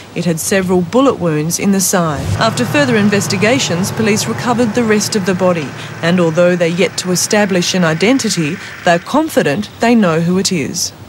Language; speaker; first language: English; native; English